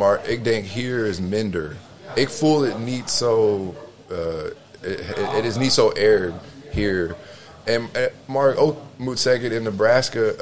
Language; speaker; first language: Dutch; non-native, learner; English